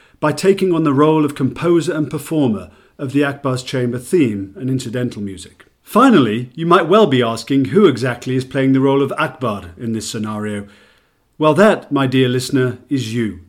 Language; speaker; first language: English; native; English